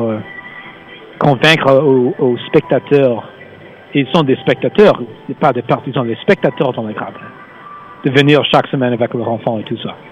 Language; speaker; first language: French; non-native, fluent; English